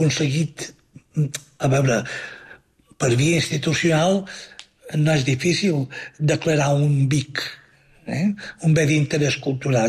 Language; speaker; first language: Catalan; native; Catalan